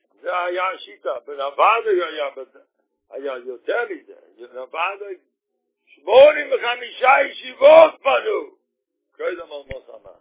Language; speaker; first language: Hebrew; non-native, fluent; Yiddish